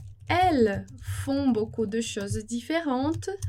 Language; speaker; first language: French; non-native, fluent; Portuguese